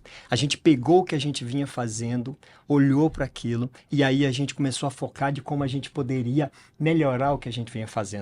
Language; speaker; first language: Portuguese; native; Portuguese